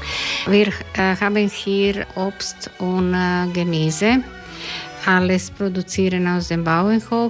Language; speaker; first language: German; non-native, learner; Croatian